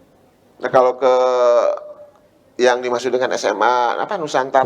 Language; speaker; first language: Indonesian; native; Indonesian